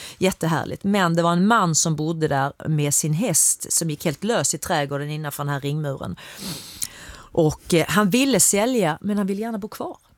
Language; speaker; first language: Swedish; native; Swedish